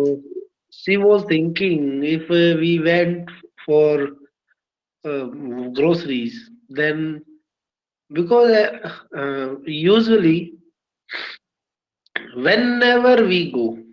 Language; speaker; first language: English; non-native, learner; Hindi